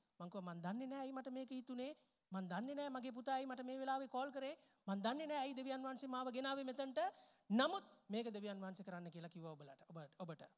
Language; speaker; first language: Sinhala; non-native, local second language; Tamil